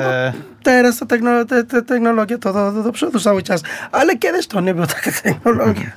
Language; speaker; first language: Polish; non-native, learner; Spanish